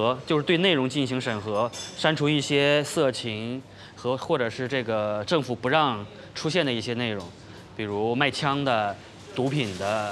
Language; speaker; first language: Chinese; native; Chinese